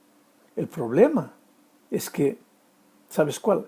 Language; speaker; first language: Spanish; native; Spanish